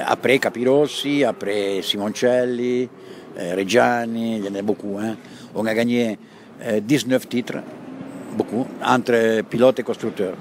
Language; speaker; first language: French; non-native, fluent; Italian